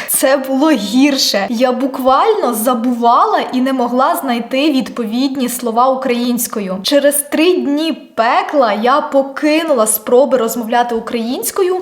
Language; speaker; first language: Ukrainian; non-native, local second language; Russian